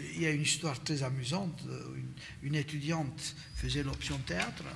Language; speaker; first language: French; non-native, fluent; Romanian